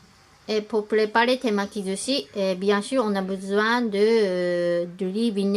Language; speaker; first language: French; non-native, learner; Japanese